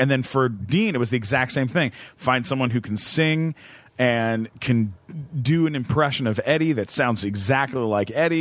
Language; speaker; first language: English; native; English